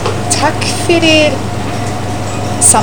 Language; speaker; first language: Icelandic; non-native, learner; English